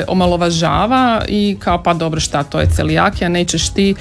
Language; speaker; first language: Serbian; native; Serbian